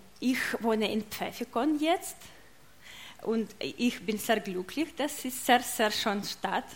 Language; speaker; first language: German; non-native, learner; Russian